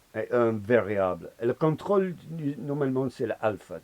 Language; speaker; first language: French; non-native, learner; English